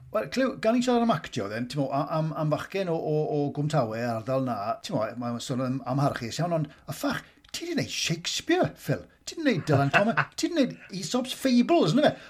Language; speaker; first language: Welsh; native; Welsh